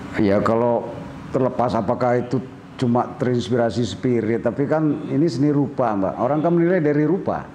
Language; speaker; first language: Indonesian; non-native, local second language; Minangkabau